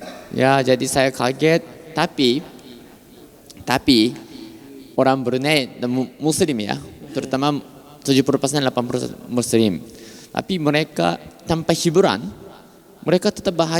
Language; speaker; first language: Indonesian; non-native, fluent; Japanese